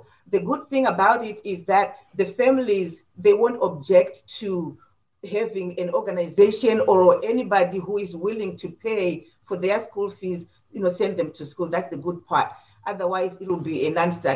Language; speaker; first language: English; non-native, local second language; Shona